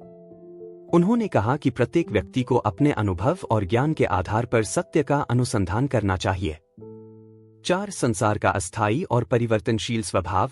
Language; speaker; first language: Hindi; native; Hindi